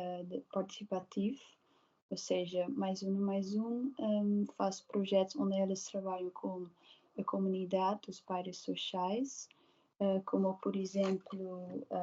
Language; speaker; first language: Portuguese; non-native, learner; Dutch